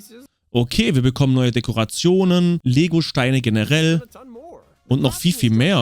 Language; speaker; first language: German; native; German